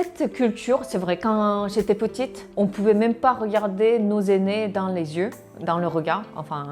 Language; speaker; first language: French; non-native, fluent; Korean